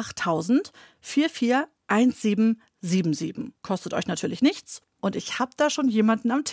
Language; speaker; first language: German; native; German